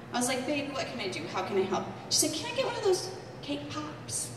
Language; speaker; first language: English; native; English